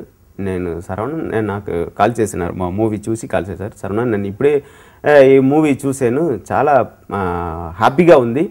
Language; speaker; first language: Telugu; non-native, learner; Tamil